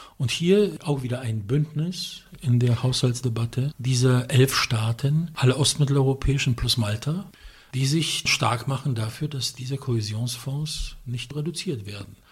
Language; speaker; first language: German; non-native, fluent; Polish